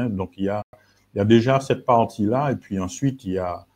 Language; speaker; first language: French; native; French